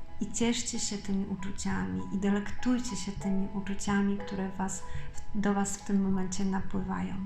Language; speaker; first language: Polish; native; Polish